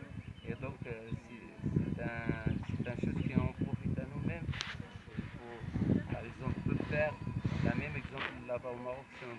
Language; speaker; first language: French; non-native, learner; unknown